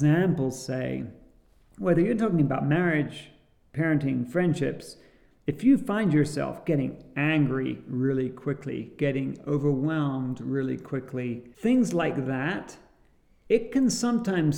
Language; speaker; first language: English; native; English